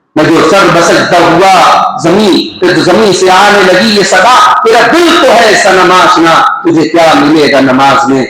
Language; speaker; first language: Urdu; native; Urdu